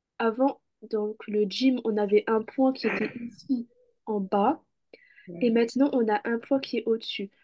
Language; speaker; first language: French; native; French